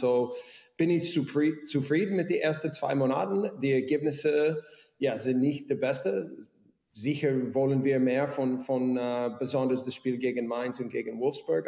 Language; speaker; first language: German; non-native, fluent; English